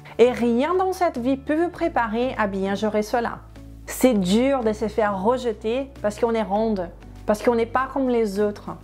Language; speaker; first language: French; non-native, fluent; Portuguese